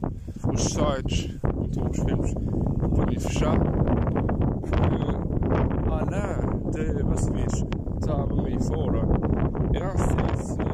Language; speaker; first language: Portuguese; early bilingual, heritage; Portuguese